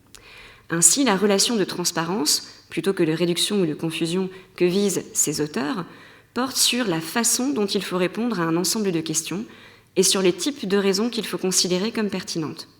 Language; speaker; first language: French; native; French